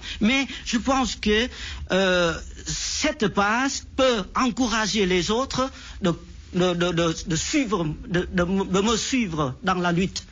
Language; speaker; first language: French; non-native, fluent; Vietnamese